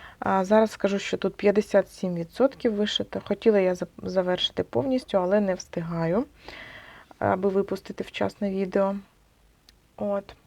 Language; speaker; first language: Ukrainian; non-native, local second language; Russian